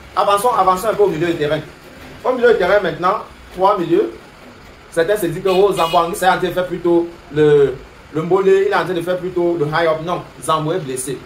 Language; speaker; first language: French; native; French